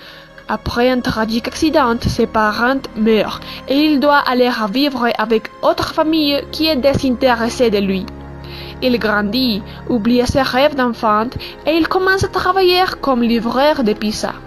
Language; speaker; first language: French; non-native, learner; Spanish